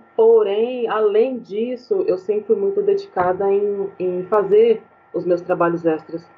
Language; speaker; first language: Portuguese; native; Portuguese